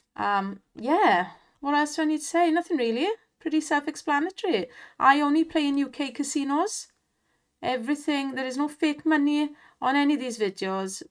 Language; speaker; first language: English; native; English